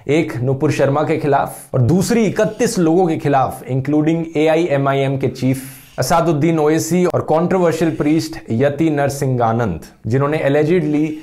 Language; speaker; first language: Hindi; native; Hindi